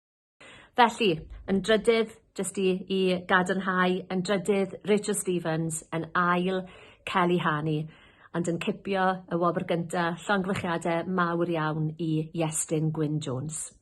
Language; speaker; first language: Welsh; native; Welsh